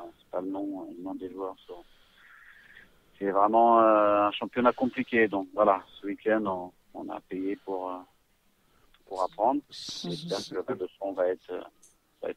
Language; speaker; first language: French; native; French